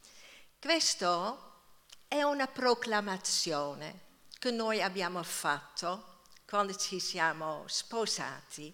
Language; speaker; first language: Italian; non-native, fluent; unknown